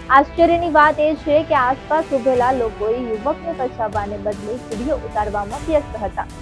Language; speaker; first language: Gujarati; native; Gujarati